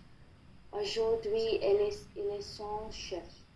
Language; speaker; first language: French; non-native, learner; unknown